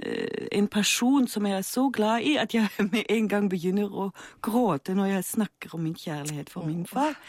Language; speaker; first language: Norwegian; non-native, fluent; German